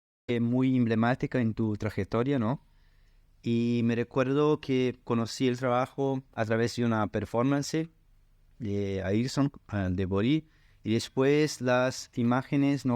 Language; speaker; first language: Spanish; non-native, learner; Portuguese